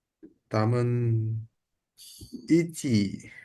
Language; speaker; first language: Chinese; non-native, learner; Indonesian